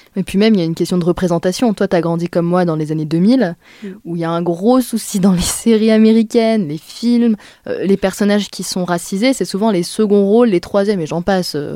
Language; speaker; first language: French; native; French